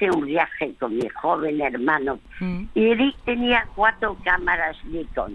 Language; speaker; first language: Spanish; early bilingual, other home language; French